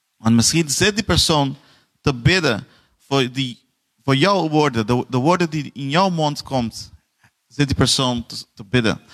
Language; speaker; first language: Dutch; non-native, fluent; Portuguese